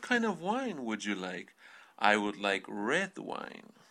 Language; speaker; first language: English; non-native, fluent; Spanish